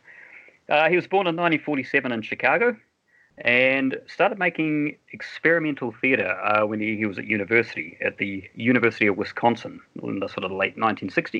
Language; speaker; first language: English; native; English